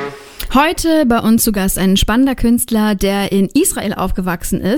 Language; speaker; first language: German; native; German